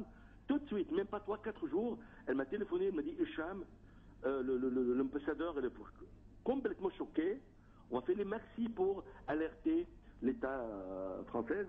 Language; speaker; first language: French; non-native, fluent; Arabic